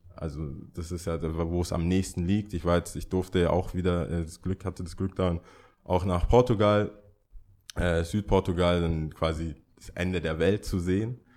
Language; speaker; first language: German; early bilingual, other home language; English